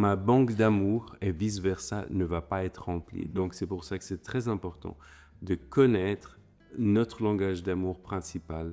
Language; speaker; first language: French; native; French